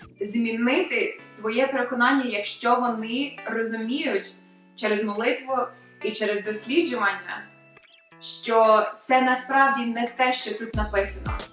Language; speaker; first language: Ukrainian; early bilingual, other home language; English